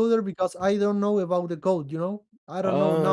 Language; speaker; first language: English; non-native, learner; Portuguese